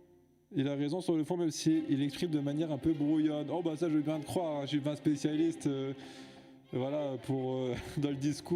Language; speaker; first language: French; native; French